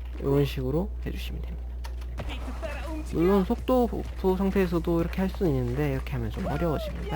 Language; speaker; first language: Korean; native; Korean